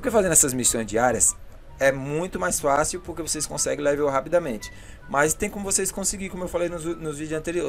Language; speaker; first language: Portuguese; native; Portuguese